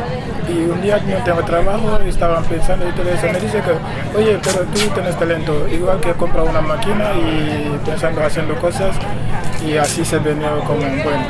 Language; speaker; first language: Spanish; non-native, learner; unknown